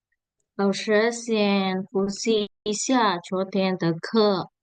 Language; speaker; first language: Chinese; non-native, fluent; Indonesian